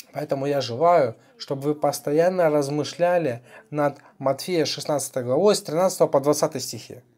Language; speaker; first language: Russian; non-native, fluent; Korean